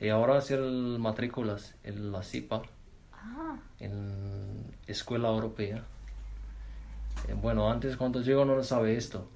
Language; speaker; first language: Spanish; non-native, learner; Arabic